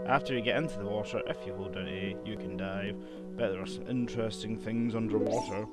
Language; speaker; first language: English; native; English